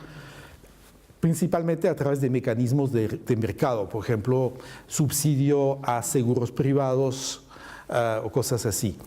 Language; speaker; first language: Spanish; non-native, fluent; French